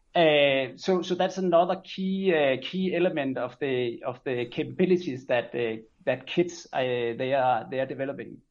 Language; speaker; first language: English; non-native, fluent; Danish